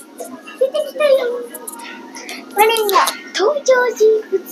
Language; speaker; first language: Japanese; early bilingual, heritage; Japanese